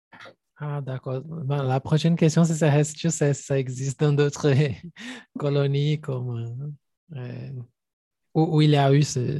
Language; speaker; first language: French; non-native, fluent; Portuguese